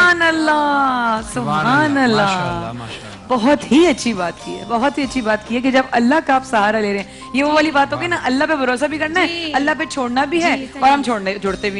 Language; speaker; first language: Urdu; native; Urdu